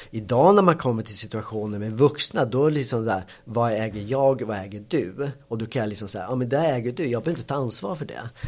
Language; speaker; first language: Swedish; early bilingual, other home language; Spanish